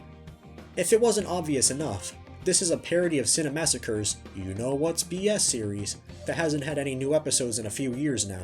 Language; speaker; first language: English; native; English